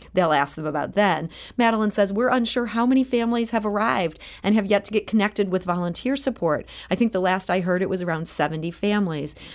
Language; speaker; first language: English; native; English